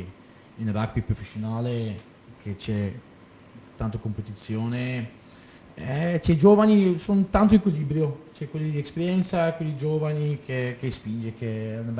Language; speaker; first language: Italian; non-native, fluent; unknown